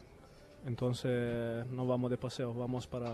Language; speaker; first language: Spanish; non-native, learner; Italian